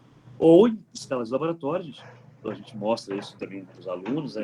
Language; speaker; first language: Portuguese; native; Portuguese